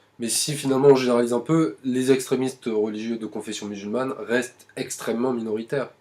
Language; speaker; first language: French; native; French